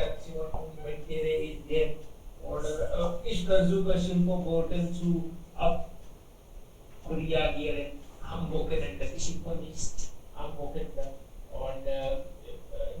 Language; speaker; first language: German; non-native, learner; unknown